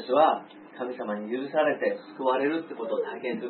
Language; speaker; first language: Japanese; native; Japanese